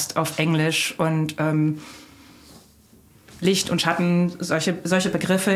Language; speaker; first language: German; native; German